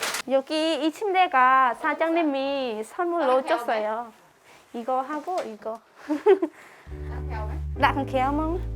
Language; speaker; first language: Korean; non-native, learner; Khmer